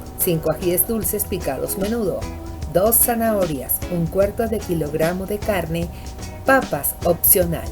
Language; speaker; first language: Spanish; native; Spanish